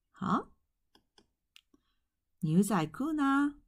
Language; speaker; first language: Chinese; non-native, fluent; Japanese